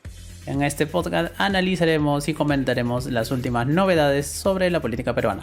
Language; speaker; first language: Spanish; native; Spanish